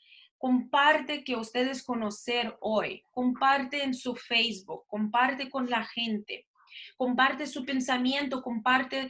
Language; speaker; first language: Spanish; non-native, learner; Russian